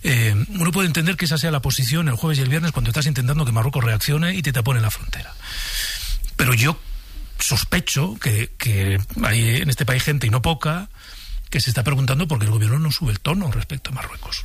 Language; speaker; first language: Spanish; native; Spanish